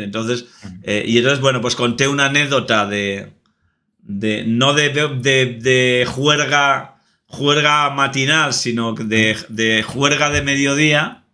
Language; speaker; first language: Spanish; native; Spanish